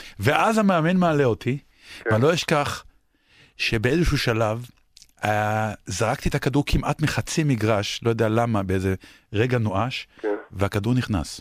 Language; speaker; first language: Hebrew; native; Hebrew